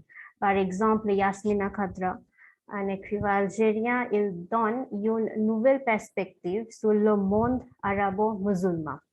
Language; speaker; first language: French; non-native, fluent; Bangla